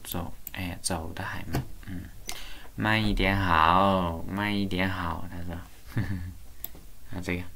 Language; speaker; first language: Chinese; native; Chinese